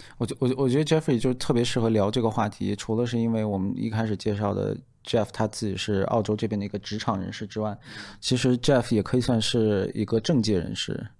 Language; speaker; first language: Chinese; native; Chinese